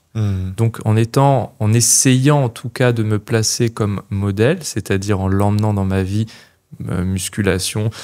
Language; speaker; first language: French; native; French